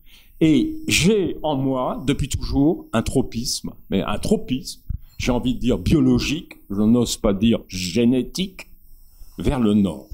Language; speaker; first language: French; native; French